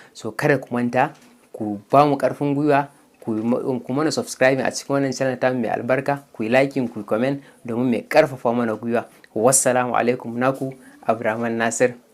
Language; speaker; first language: Hausa; native; Hausa